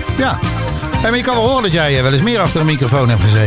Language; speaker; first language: Dutch; native; Dutch